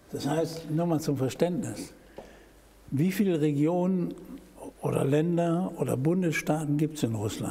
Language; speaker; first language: German; native; German